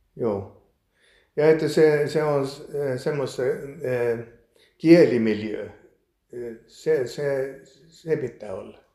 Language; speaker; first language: Finnish; early bilingual, heritage; Finnish